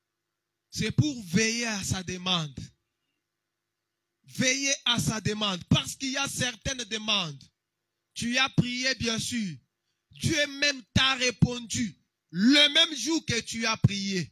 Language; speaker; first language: French; non-native, local second language; Lingala